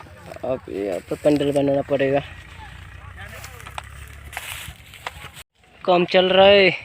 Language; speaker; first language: Hindi; non-native, local second language; Bodo